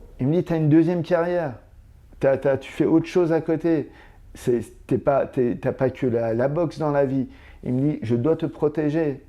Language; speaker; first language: French; native; French